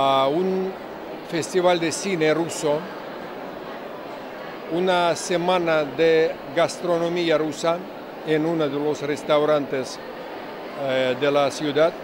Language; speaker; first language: Spanish; non-native, fluent; Russian